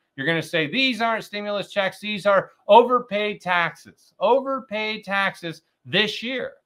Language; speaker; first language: English; native; English